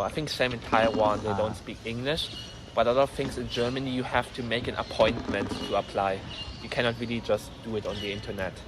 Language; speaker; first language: English; non-native, fluent; German